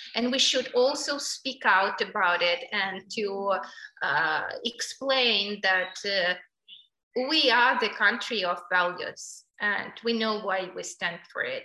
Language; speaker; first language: English; non-native, fluent; Ukrainian